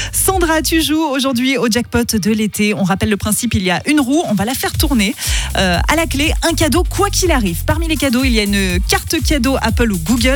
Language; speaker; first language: French; native; French